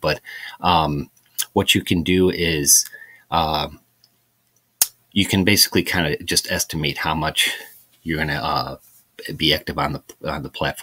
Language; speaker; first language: English; native; English